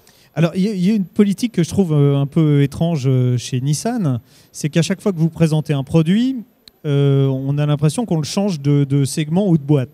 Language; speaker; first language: French; native; French